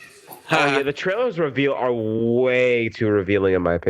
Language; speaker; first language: English; native; English